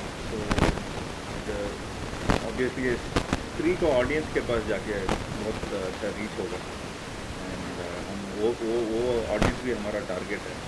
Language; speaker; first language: Hindi; non-native, local second language; Tamil